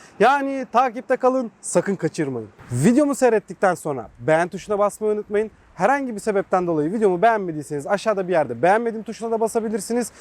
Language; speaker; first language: Turkish; native; Turkish